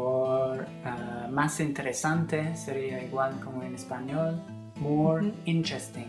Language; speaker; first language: Spanish; non-native, fluent; English